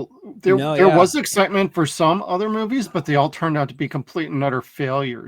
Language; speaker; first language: English; native; English